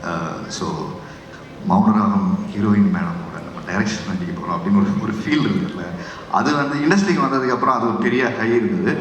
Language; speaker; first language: Tamil; native; Tamil